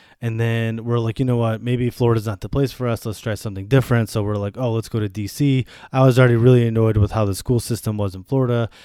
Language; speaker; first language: English; early bilingual, other home language; Bosnian